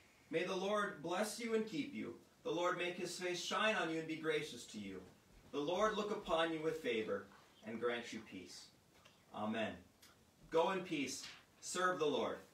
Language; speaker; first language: English; native; English